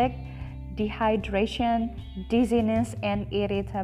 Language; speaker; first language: English; non-native, fluent; Indonesian